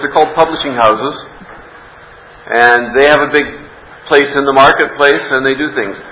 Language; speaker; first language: English; native; English